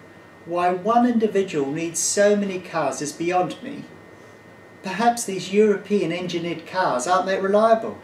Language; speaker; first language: English; native; English